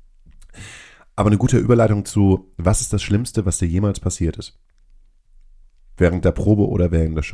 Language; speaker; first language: German; native; German